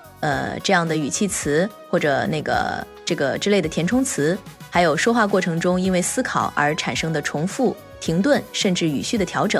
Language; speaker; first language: Chinese; native; Chinese